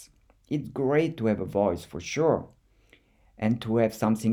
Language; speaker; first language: English; non-native, fluent; French